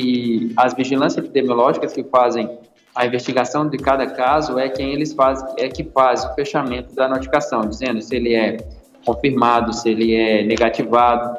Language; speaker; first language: Portuguese; native; Portuguese